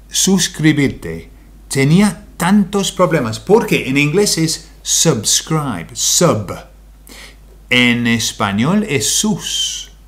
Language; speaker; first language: Spanish; non-native, fluent; English